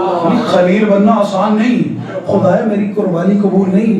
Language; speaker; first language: Urdu; native; Urdu